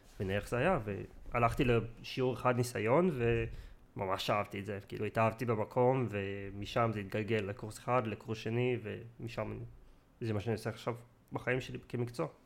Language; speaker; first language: Hebrew; native; Hebrew